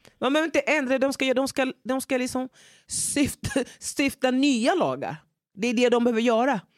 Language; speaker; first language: Swedish; non-native, fluent; French